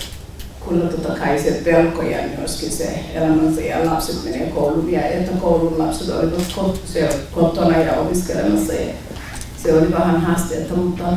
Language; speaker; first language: Finnish; non-native, learner; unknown